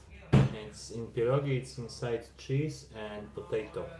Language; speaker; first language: English; non-native, learner; Polish